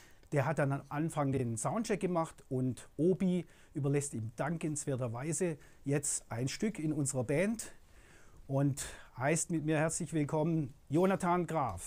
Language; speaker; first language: German; native; German